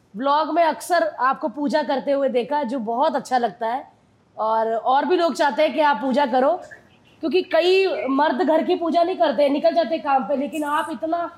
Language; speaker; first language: Hindi; native; Hindi